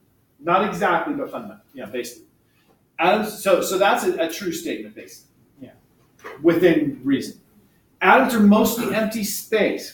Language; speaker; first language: English; native; English